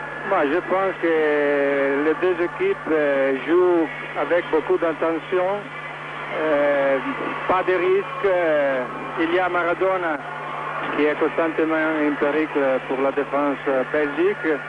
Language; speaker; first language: French; non-native, learner; Italian